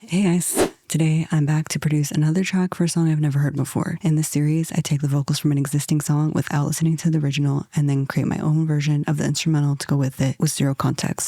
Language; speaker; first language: English; native; English